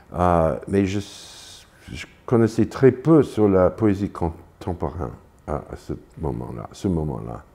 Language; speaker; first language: French; non-native, fluent; English